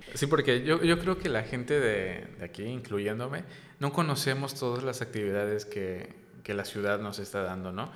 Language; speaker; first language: Spanish; native; Spanish